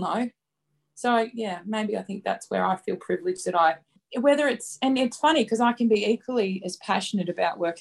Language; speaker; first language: English; native; English